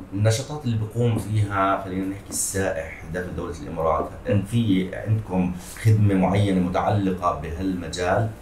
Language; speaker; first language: Arabic; native; Arabic